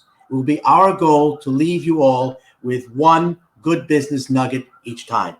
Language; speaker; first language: English; native; English